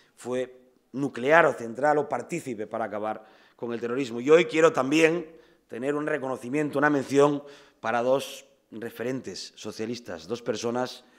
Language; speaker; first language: Spanish; native; Spanish